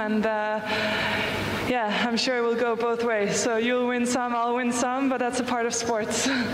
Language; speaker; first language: English; non-native, fluent; Polish